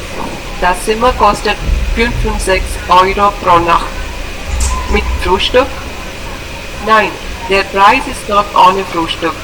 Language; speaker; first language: German; non-native, learner; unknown